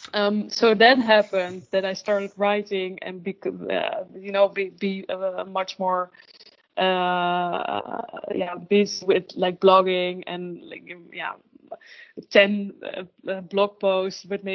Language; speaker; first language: English; non-native, fluent; Dutch